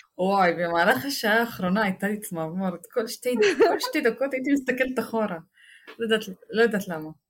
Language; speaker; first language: Hebrew; non-native, local second language; Arabic